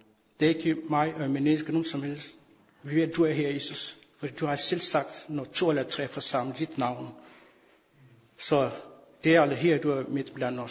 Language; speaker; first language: Danish; non-native, fluent; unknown